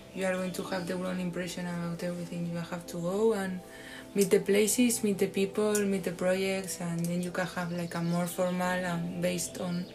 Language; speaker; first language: English; non-native, fluent; Spanish